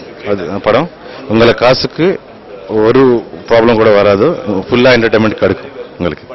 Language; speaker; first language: Tamil; non-native, fluent; Telugu